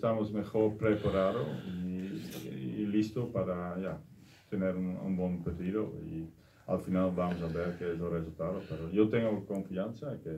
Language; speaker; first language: Spanish; non-native, learner; Dutch